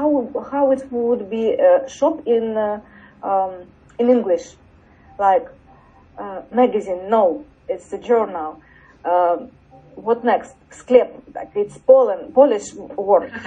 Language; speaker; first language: English; non-native, learner; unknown